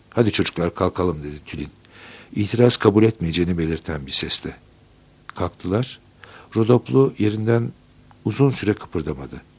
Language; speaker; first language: Turkish; native; Turkish